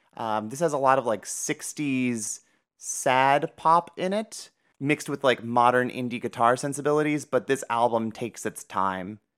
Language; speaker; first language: English; native; English